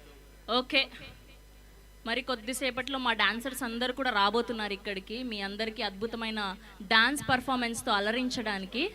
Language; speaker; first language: Telugu; native; Telugu